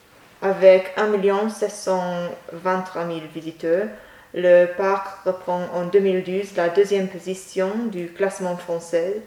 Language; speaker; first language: French; non-native, learner; English